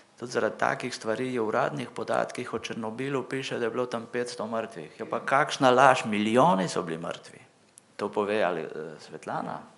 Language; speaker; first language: Slovenian; native; Slovenian